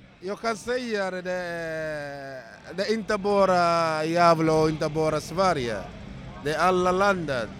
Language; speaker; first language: Swedish; non-native, learner; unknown